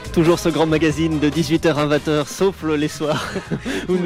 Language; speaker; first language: French; native; French